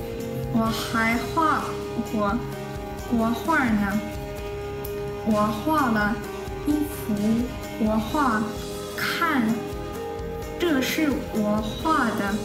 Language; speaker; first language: Chinese; non-native, learner; Russian